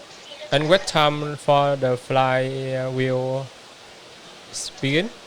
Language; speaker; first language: English; non-native, learner; Vietnamese